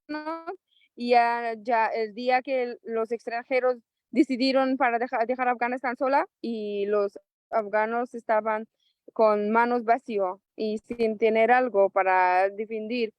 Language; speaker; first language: Spanish; non-native, local second language; Persian